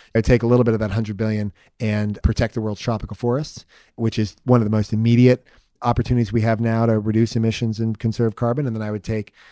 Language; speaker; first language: English; native; English